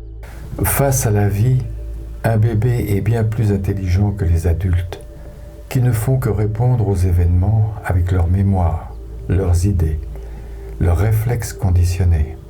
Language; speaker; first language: French; native; French